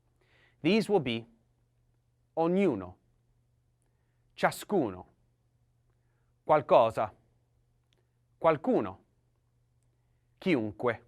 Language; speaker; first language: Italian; non-native, learner; English